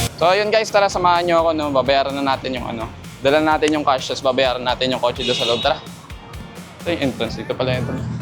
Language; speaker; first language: Filipino; non-native, local second language; Cebuano